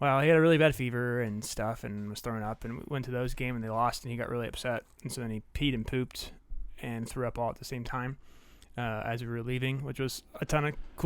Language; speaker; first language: English; native; English